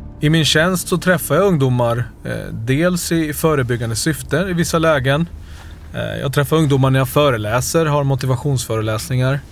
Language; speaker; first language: Swedish; early bilingual, other home language; Spanish